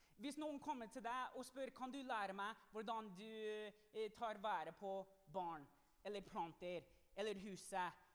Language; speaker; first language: Norwegian; non-native, fluent; English